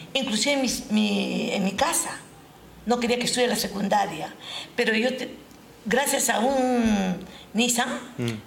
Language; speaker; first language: Spanish; non-native, local second language; Japanese